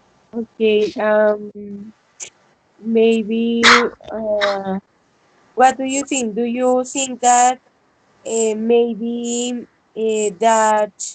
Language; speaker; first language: English; non-native, learner; Spanish